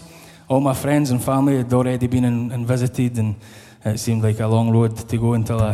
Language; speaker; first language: English; native; English